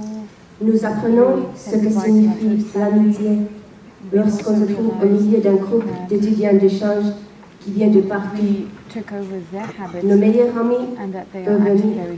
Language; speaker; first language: French; non-native, fluent; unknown